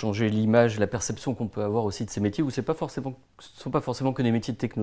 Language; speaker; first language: French; native; French